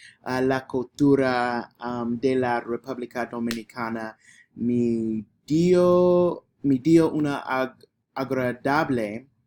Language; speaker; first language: Spanish; non-native, learner; English